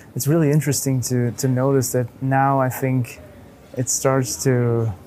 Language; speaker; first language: English; non-native, fluent; German